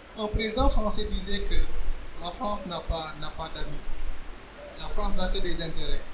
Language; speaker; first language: French; non-native, local second language; Wolof